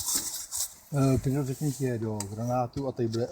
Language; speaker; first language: Czech; native; Czech